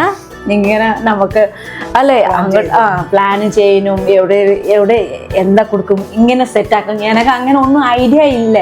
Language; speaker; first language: Malayalam; non-native, learner; Nepali